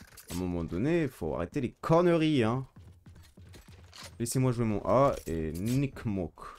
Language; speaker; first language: French; native; French